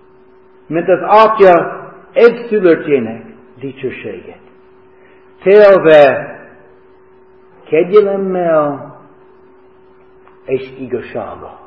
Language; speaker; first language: Hungarian; non-native, fluent; English